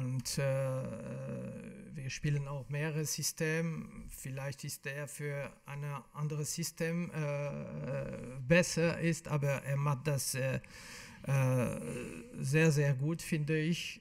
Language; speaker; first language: German; non-native, fluent; French